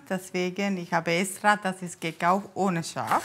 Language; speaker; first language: German; non-native, learner; Tamil